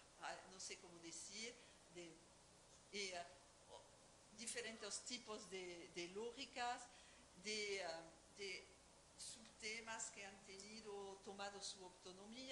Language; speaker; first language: Spanish; non-native, fluent; French